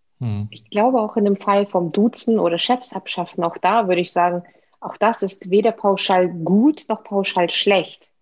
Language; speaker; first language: German; native; German